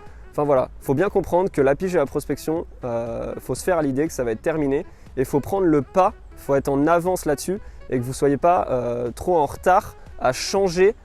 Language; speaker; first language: French; native; French